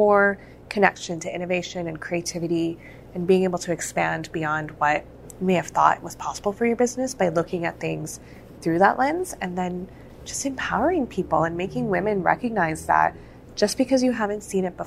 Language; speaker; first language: English; native; English